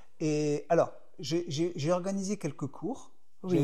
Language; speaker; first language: French; native; French